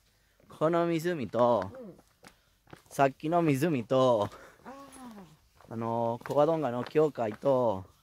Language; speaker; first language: Japanese; non-native, learner; Spanish